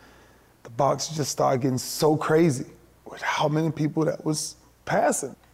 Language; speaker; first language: English; native; English